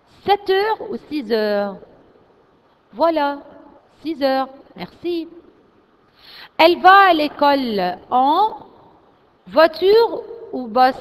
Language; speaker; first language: French; non-native, fluent; Arabic